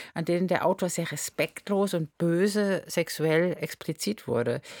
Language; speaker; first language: German; native; German